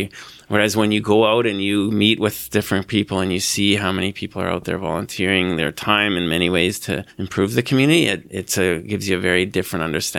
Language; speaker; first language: English; native; English